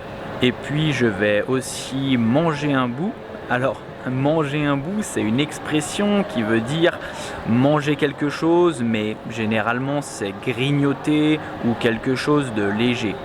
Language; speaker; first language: French; native; French